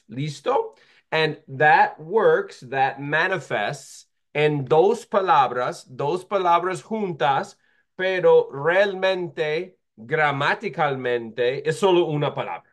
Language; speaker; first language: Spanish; non-native, fluent; English